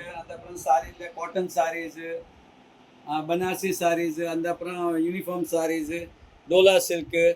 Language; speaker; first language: Tamil; non-native, fluent; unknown